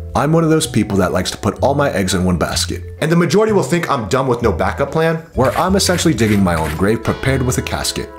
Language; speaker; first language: English; native; English